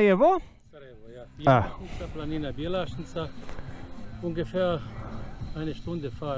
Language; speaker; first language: German; non-native, learner; Bosnian